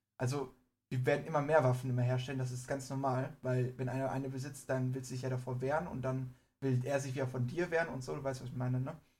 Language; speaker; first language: German; early bilingual, other home language; Persian